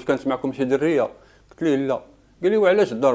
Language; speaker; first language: Arabic; native; Arabic